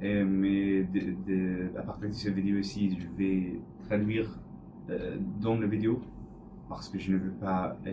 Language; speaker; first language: French; non-native, learner; English